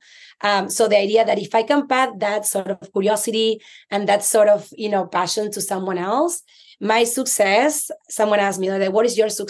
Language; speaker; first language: English; non-native, fluent; Spanish